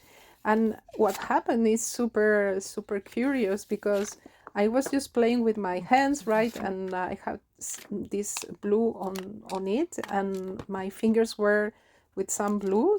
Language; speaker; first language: English; non-native, fluent; Spanish